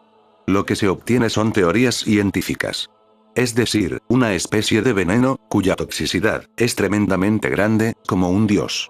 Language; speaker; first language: Spanish; native; Spanish